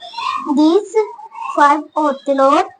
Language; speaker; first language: English; non-native, learner; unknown